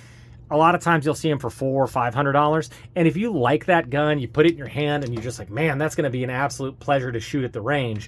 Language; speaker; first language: English; native; English